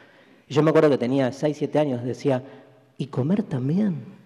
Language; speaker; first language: Spanish; native; Spanish